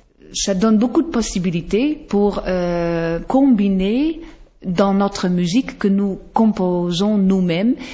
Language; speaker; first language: French; non-native, fluent; Western Frisian